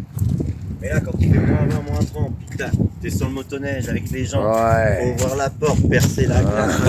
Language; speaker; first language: French; native; French